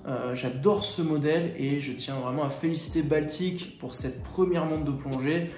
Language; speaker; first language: French; native; French